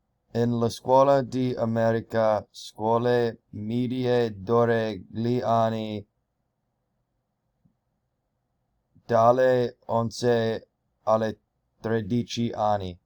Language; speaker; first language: Italian; non-native, learner; English